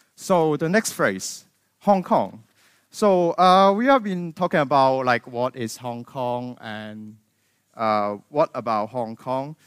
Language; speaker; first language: English; non-native, local second language; Cantonese